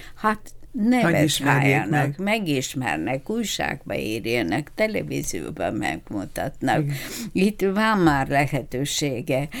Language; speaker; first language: Hungarian; non-native, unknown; Bulgarian